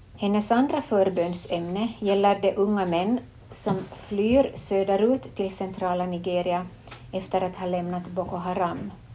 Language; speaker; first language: Swedish; native; Swedish